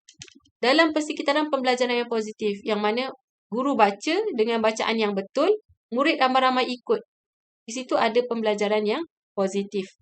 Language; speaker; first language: Malay; native; Malay